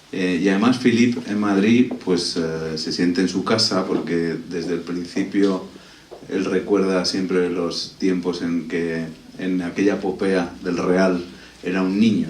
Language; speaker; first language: Spanish; native; Spanish